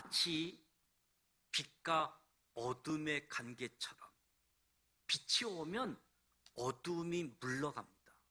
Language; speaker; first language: Korean; native; Korean